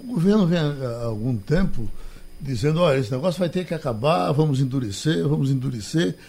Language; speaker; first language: Portuguese; native; Portuguese